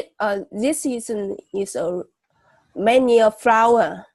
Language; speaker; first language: English; non-native, learner; Vietnamese